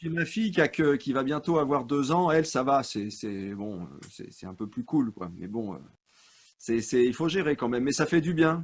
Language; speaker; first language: French; native; French